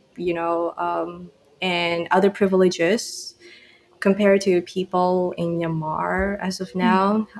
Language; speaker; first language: English; non-native, fluent; Burmese